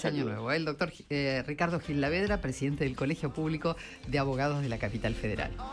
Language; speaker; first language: Spanish; native; Spanish